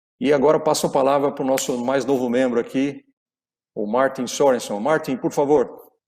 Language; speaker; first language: Portuguese; native; Portuguese